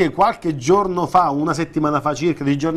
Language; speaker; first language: Italian; native; Italian